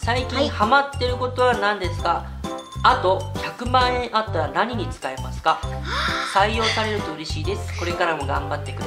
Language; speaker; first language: Japanese; native; Japanese